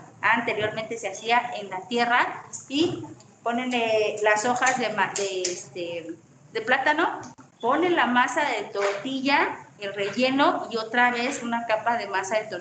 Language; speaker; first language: Spanish; native; Spanish